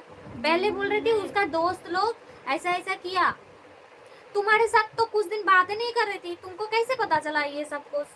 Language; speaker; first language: Hindi; non-native, local second language; Bangla